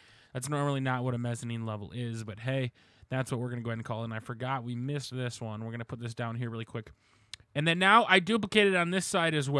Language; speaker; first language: English; native; English